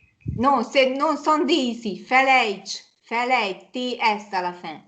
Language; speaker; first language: French; non-native, fluent; Hungarian